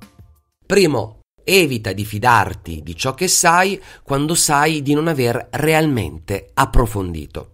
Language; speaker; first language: Italian; native; Italian